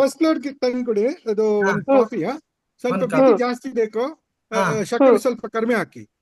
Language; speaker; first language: Kannada; non-native, learner; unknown